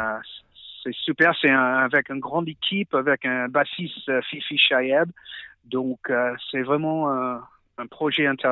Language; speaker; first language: French; non-native, fluent; English